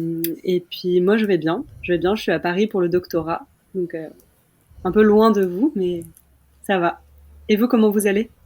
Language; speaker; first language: French; native; French